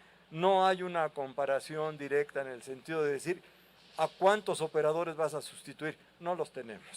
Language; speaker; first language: Spanish; native; Spanish